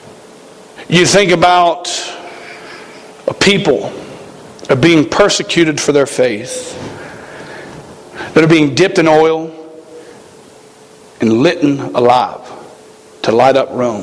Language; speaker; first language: English; native; English